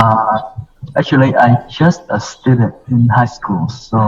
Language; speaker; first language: English; non-native, learner; Vietnamese